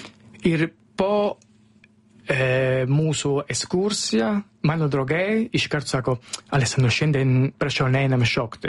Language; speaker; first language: Lithuanian; non-native, learner; Italian